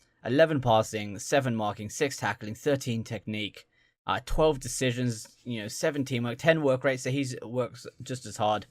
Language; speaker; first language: English; native; English